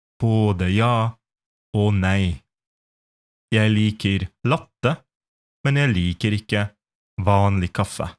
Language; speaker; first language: Norwegian; non-native, fluent; Polish